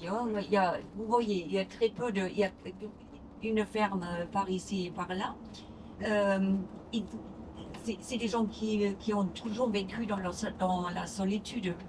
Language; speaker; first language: French; non-native, fluent; English